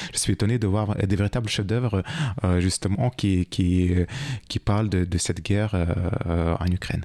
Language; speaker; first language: French; non-native, fluent; Ukrainian